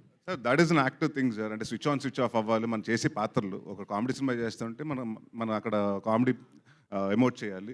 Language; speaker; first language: Telugu; native; Telugu